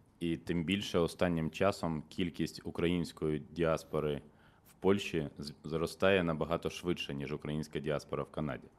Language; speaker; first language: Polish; non-native, learner; Ukrainian